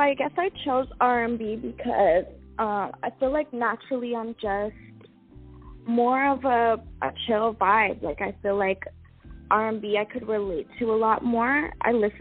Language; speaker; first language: English; native; English